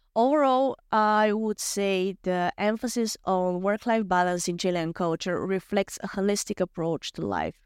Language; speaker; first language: English; non-native, fluent; Bulgarian